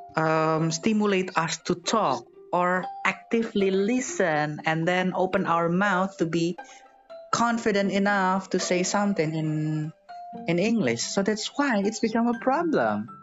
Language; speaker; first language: English; non-native, fluent; Indonesian